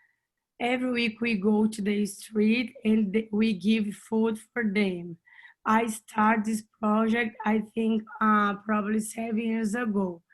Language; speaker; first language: English; non-native, learner; Portuguese